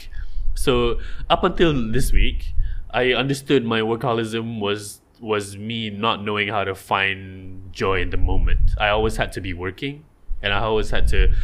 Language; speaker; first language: English; non-native, local second language; Malay